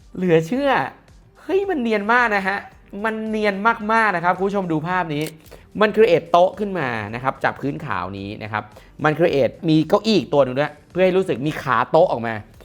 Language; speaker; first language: Thai; native; Thai